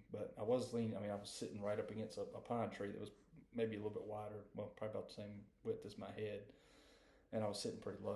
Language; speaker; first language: English; native; English